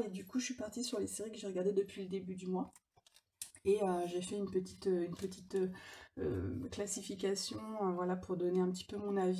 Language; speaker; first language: French; native; French